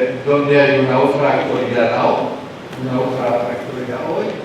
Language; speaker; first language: Spanish; non-native, learner; French